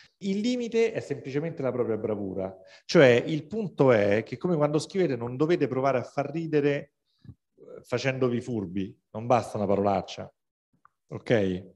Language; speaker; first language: Italian; native; Italian